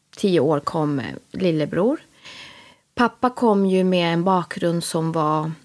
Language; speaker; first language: Swedish; early bilingual, other home language; Spanish